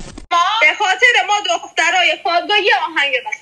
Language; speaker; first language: Persian; native; Persian